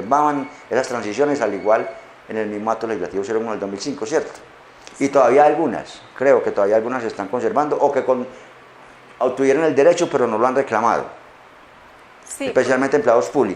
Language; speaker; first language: Spanish; native; Spanish